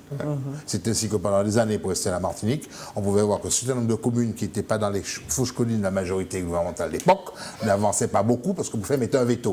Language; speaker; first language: French; native; French